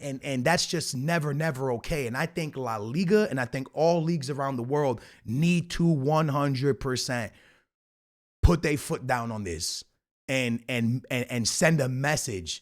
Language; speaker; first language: English; native; English